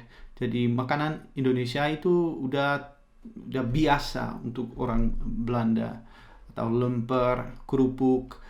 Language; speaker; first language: Indonesian; early bilingual, heritage; Dutch